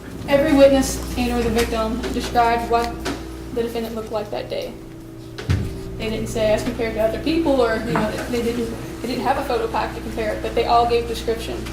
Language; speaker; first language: English; native; English